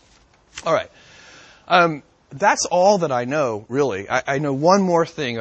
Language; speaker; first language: English; native; English